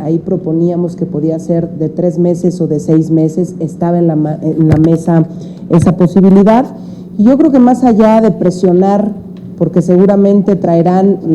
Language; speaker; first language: Spanish; native; Spanish